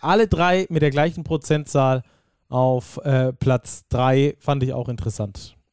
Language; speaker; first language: German; native; German